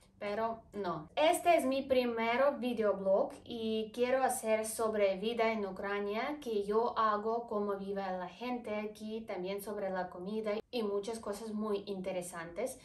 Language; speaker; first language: Spanish; non-native, fluent; Ukrainian